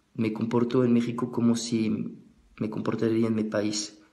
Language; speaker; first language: Spanish; non-native, fluent; French